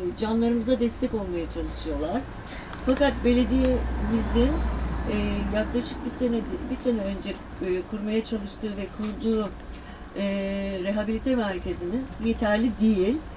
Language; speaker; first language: Turkish; native; Turkish